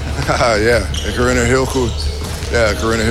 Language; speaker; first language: Dutch; non-native, learner; English